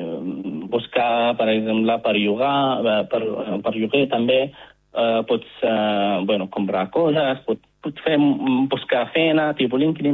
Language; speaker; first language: Catalan; non-native, fluent; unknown